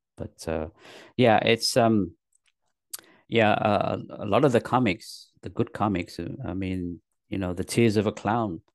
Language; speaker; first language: English; native; English